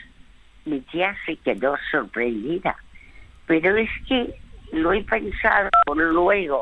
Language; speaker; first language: Spanish; early bilingual, other home language; French